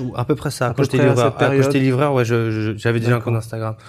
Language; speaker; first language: French; early bilingual, other home language; Chinese